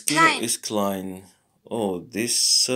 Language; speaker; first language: German; non-native, learner; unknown